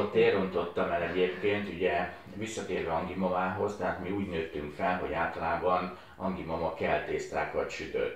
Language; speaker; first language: Hungarian; native; Hungarian